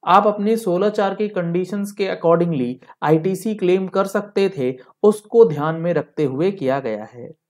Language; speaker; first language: Hindi; native; Hindi